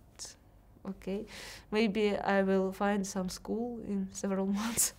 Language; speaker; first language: English; non-native, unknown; Russian